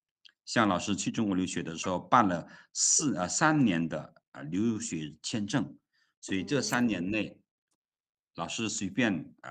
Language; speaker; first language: Chinese; non-native, fluent; Lao